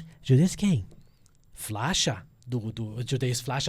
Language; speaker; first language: Portuguese; non-native, fluent; Arabic